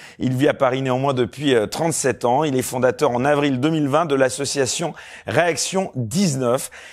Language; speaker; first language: French; native; French